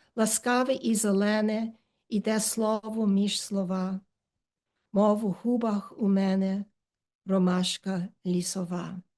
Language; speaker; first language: Ukrainian; early bilingual, heritage; Ukrainian